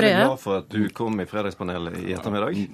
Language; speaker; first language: Norwegian; native; Norwegian